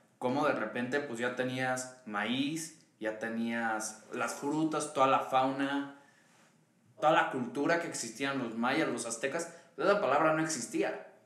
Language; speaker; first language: Spanish; native; Spanish